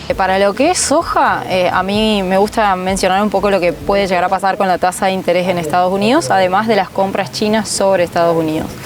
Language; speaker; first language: Spanish; native; Spanish